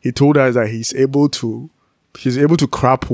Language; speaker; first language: English; non-native, local second language; Akan